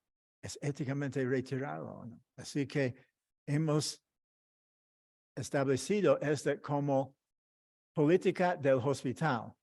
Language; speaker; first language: Spanish; non-native, fluent; English